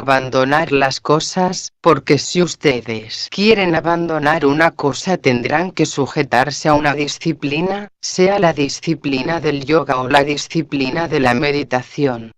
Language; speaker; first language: Spanish; native; Spanish